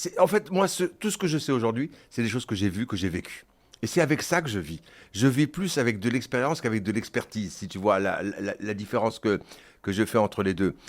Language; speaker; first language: French; early bilingual, other home language; Kabyle